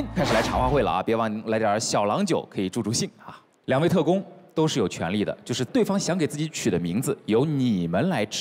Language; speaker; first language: Chinese; native; Chinese